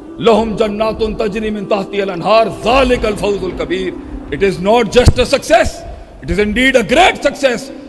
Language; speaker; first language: Urdu; native; Urdu